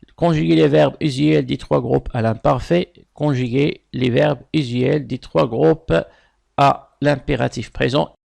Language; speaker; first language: French; non-native, local second language; Arabic